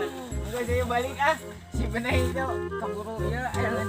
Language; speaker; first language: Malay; non-native, local second language; Sundanese